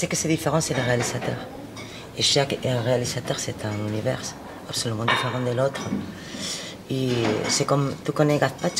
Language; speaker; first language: French; non-native, fluent; Spanish